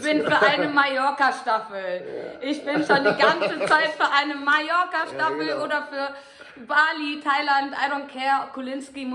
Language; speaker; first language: German; native; German